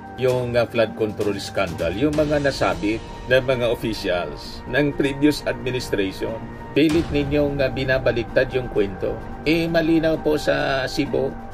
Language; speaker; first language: Filipino; non-native, local second language; Bikol